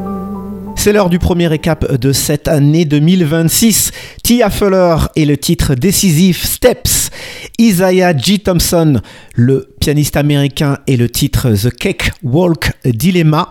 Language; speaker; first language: French; native; French